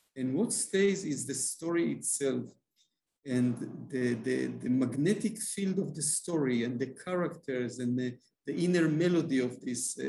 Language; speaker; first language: English; non-native, fluent; Hebrew